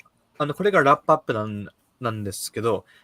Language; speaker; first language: Japanese; early bilingual, heritage; Japanese